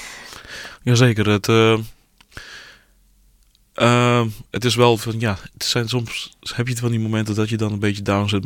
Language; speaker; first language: Dutch; early bilingual, other home language; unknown